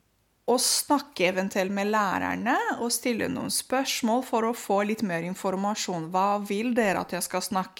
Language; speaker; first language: Norwegian; non-native, fluent; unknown